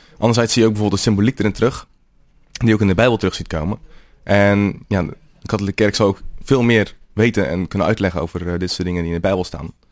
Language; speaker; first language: Dutch; native; Dutch